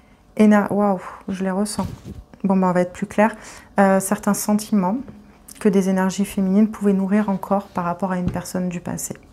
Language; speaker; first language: French; native; French